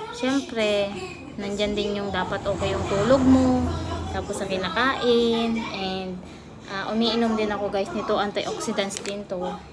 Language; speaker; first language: Filipino; non-native, local second language; Cebuano